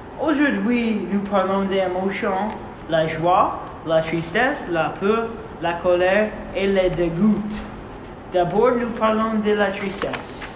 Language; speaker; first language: French; non-native, learner; English